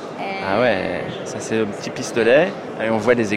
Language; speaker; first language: French; native; French